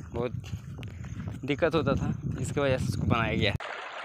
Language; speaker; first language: Hindi; native; Hindi